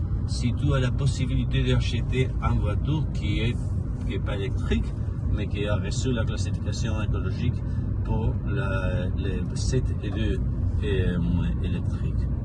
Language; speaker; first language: French; non-native, learner; Spanish